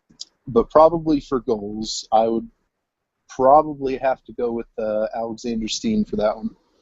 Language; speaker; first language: English; native; English